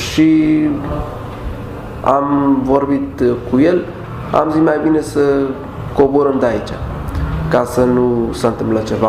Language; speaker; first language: Romanian; non-native, learner; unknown